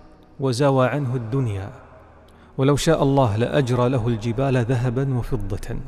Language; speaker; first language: Arabic; native; Arabic